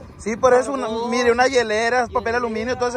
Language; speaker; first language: Spanish; native; Spanish